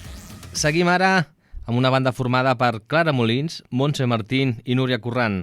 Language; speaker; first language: Catalan; native; Catalan